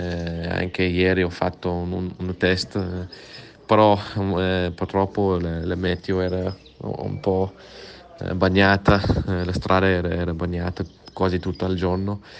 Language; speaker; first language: Italian; non-native, learner; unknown